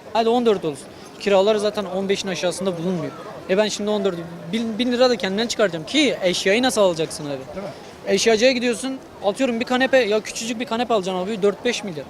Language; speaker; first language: Turkish; non-native, local second language; Kurdish